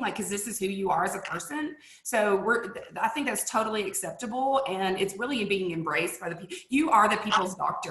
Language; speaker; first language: English; native; English